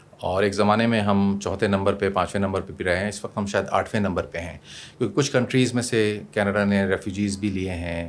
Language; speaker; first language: Urdu; native; Urdu